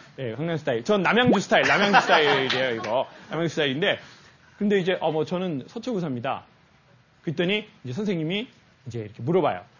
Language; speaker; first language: Korean; native; Korean